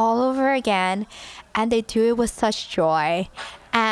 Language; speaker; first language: English; early bilingual, other home language; Cantonese